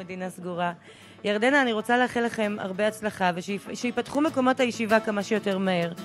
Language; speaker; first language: Hebrew; native; Hebrew